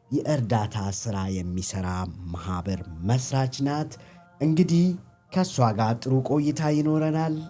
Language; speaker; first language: Amharic; native; Amharic